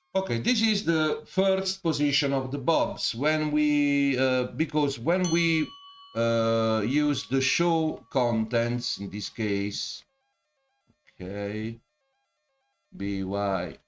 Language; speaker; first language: English; non-native, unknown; Italian